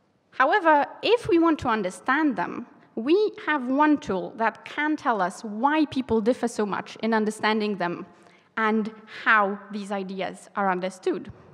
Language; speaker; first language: English; non-native, fluent; Polish